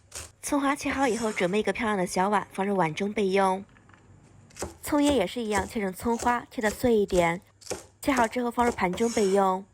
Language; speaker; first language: Chinese; native; Chinese